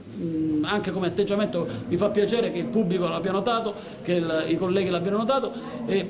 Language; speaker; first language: Italian; native; Italian